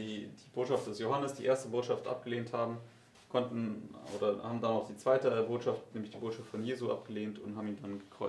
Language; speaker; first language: German; native; German